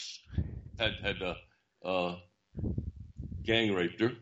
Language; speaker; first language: English; native; English